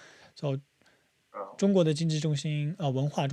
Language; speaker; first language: Chinese; non-native, fluent; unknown